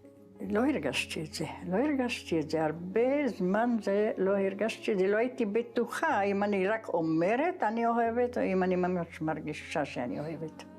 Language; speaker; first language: Hebrew; non-native, fluent; Czech